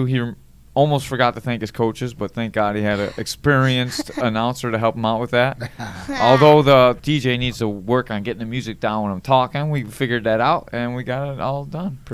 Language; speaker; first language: English; native; English